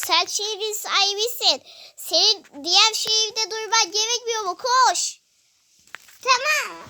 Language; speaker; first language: Turkish; native; Turkish